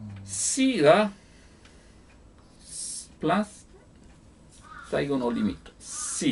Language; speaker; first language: Japanese; non-native, learner; Italian